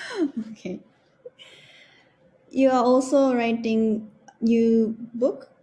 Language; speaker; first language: English; non-native, learner; Japanese